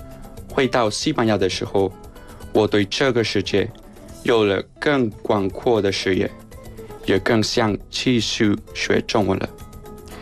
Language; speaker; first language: Chinese; non-native, fluent; Spanish